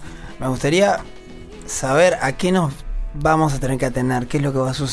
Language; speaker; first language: Spanish; native; Spanish